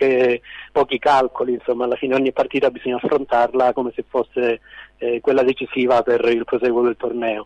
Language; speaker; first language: Italian; native; Italian